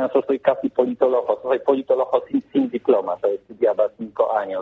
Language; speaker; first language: Spanish; non-native, learner; Polish